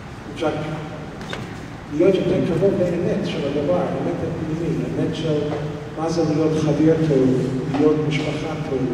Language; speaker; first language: Hebrew; non-native, fluent; English